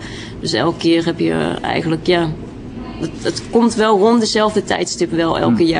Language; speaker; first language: Dutch; early bilingual, other home language; Vietnamese